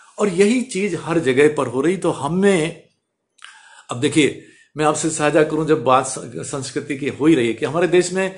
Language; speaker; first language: Hindi; native; Hindi